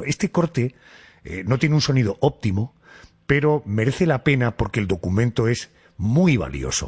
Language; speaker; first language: Spanish; native; Spanish